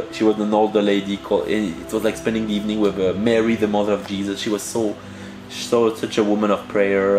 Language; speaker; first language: English; early bilingual, heritage; French